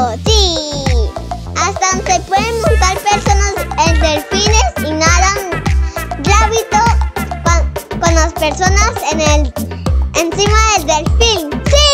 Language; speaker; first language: Spanish; early bilingual, heritage; Spanish